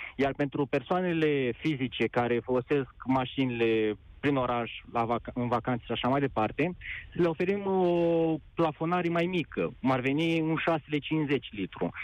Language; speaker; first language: Romanian; native; Romanian